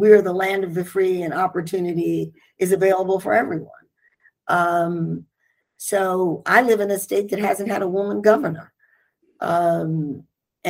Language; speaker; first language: English; native; English